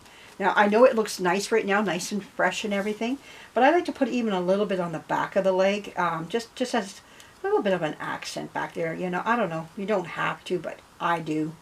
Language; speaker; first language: English; native; English